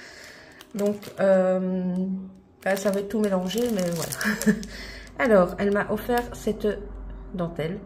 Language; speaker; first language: French; native; French